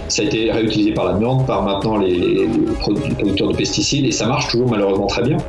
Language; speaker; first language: French; native; French